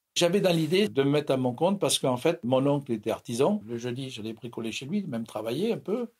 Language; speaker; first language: French; native; French